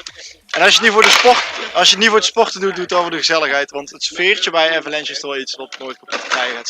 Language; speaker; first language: Dutch; native; Dutch